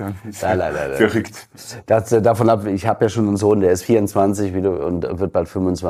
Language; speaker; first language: German; native; German